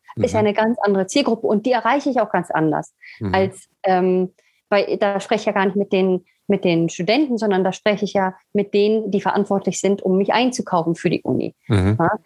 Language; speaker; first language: German; native; German